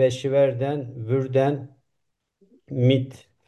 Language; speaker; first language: German; non-native, learner; Turkish